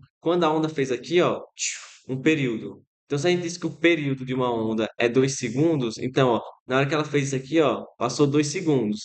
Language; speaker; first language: Portuguese; native; Portuguese